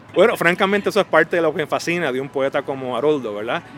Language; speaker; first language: Spanish; native; Spanish